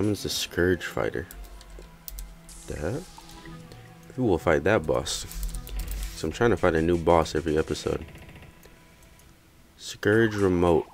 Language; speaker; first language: English; native; English